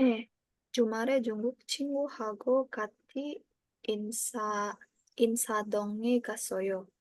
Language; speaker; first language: Korean; non-native, learner; Indonesian